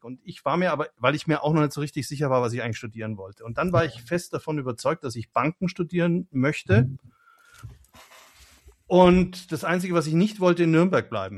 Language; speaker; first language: German; native; German